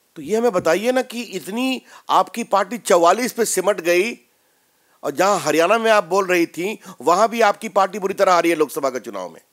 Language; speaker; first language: Hindi; native; Hindi